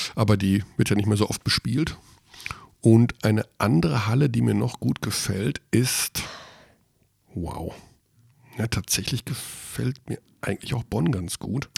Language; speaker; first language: German; native; German